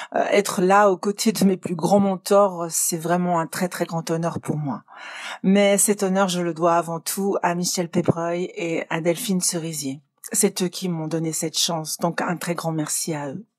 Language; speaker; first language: French; native; French